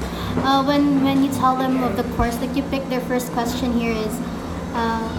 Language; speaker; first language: English; non-native, local second language; Filipino